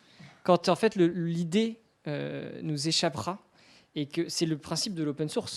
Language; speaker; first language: French; native; French